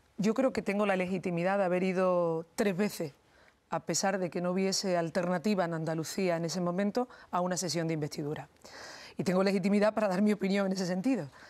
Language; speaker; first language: Spanish; native; Spanish